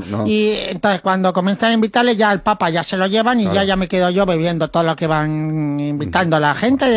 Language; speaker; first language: Spanish; native; Spanish